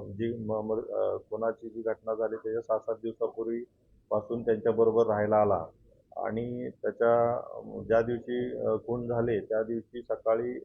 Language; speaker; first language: Marathi; native; Marathi